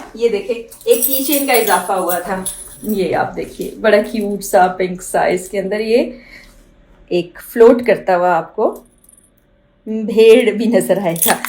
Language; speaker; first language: Urdu; native; Urdu